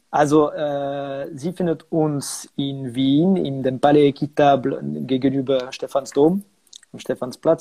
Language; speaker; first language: German; non-native, local second language; French